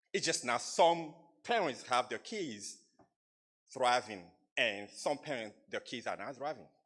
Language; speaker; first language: English; non-native, fluent; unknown